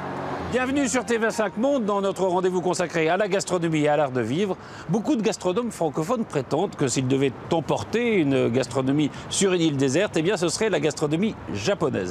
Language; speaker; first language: French; native; French